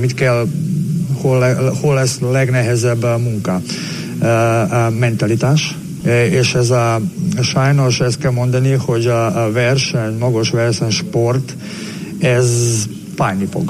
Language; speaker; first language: Hungarian; non-native, fluent; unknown